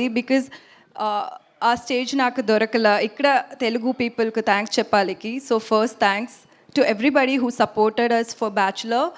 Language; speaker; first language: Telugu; non-native, learner; Tamil